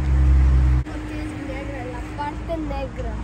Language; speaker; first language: Spanish; early bilingual, heritage; Spanish